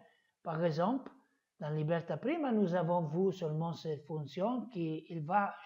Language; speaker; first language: French; non-native, fluent; Italian